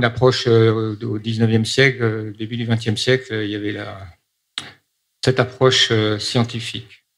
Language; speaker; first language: French; native; French